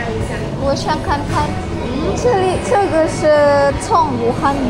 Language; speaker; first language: Chinese; non-native, learner; Indonesian